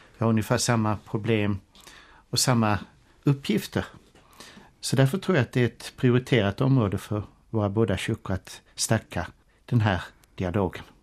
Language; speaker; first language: Swedish; native; Swedish